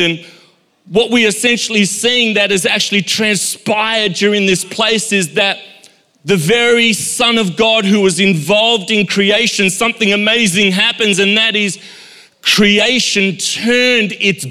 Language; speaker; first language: English; native; English